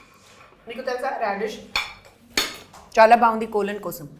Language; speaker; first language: Telugu; non-native, local second language; Hindi